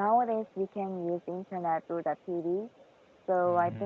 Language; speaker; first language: English; non-native, learner; Korean